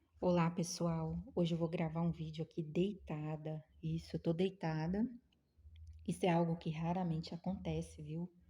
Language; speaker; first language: Portuguese; native; Portuguese